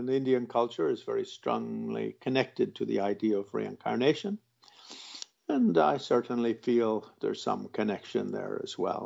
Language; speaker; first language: English; native; English